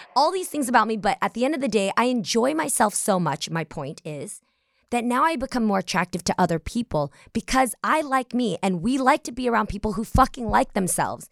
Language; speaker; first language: English; early bilingual, other home language; Vietnamese